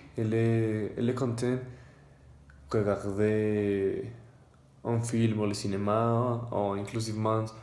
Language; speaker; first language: French; non-native, learner; Spanish